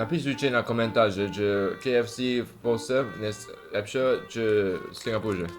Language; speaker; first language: Polish; non-native, learner; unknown